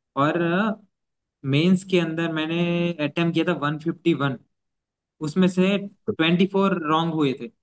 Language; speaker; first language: Hindi; non-native, local second language; Gujarati